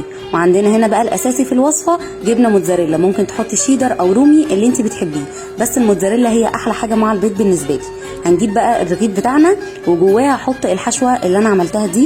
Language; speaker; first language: Arabic; native; Arabic